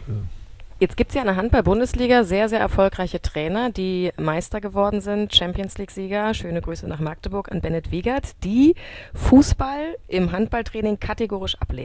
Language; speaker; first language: German; native; German